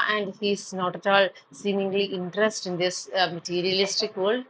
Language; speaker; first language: English; non-native, local second language; Malayalam